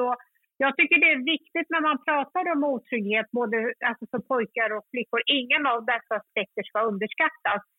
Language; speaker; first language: Swedish; early bilingual, other home language; Kurdish